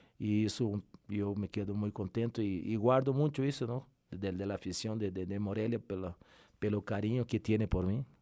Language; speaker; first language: Spanish; non-native, fluent; Portuguese